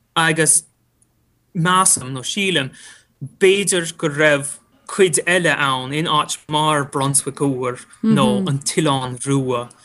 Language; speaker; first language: Irish; non-native, fluent; English